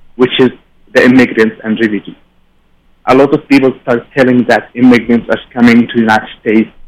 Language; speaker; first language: English; non-native, fluent; Arabic